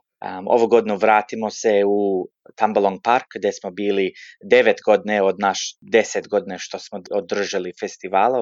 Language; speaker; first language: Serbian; early bilingual, heritage; Serbian